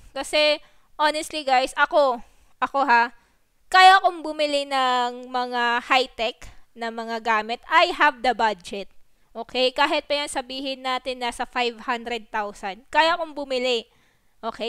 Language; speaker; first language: Filipino; non-native, local second language; Waray